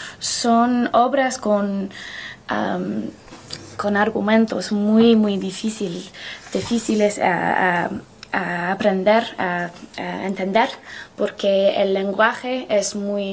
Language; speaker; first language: Spanish; non-native, learner; English